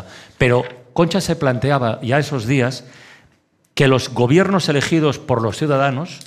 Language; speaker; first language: Spanish; native; Spanish